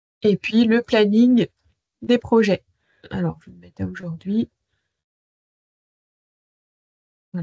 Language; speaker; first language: French; native; French